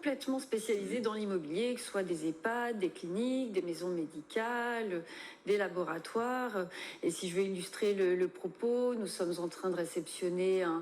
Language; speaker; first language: French; native; French